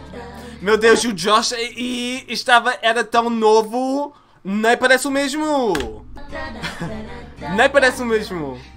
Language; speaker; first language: Portuguese; early bilingual, heritage; Portuguese